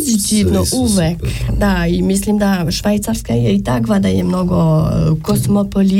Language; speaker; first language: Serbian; non-native, learner; French